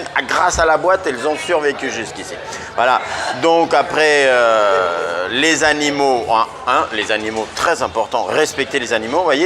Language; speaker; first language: French; native; French